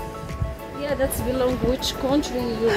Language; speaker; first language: English; non-native, learner; Arabic